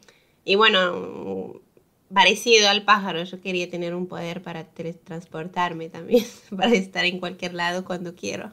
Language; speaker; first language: Spanish; non-native, fluent; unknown